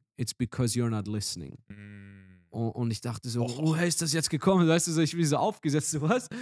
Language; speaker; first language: German; native; German